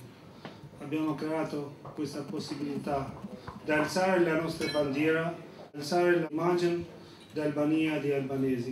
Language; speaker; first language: Italian; non-native, fluent; Albanian